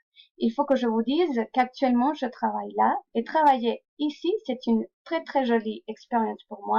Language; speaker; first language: French; non-native, fluent; Spanish